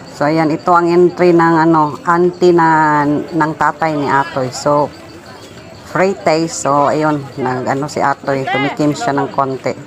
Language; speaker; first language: Filipino; non-native, local second language; Cebuano